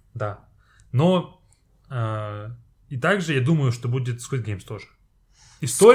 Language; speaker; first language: Russian; non-native, fluent; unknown